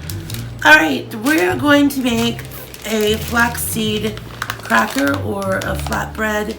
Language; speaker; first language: English; native; English